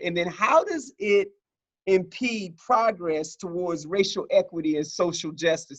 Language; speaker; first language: English; native; English